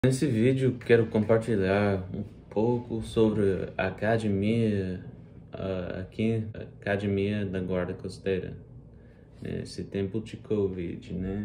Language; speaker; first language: Portuguese; early bilingual, heritage; English